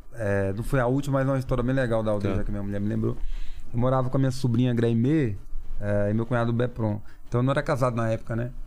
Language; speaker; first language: Portuguese; non-native, local second language; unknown